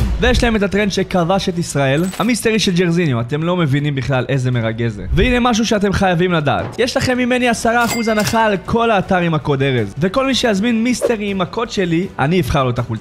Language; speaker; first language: Hebrew; native; Hebrew